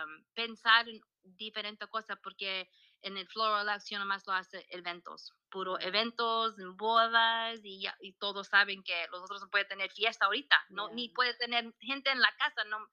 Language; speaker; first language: Spanish; early bilingual, heritage; Spanish